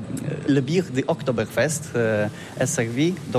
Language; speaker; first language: French; non-native, learner; Polish